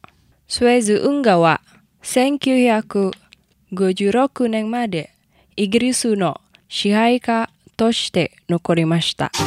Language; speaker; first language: Japanese; non-native, fluent; Indonesian